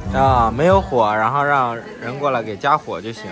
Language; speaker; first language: Chinese; native; Chinese